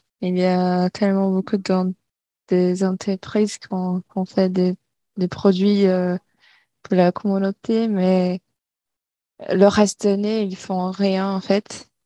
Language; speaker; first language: French; non-native, learner; Portuguese